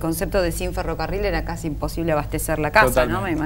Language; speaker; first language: Spanish; native; Spanish